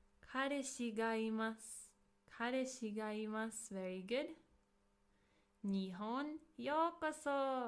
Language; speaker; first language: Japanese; non-native, fluent; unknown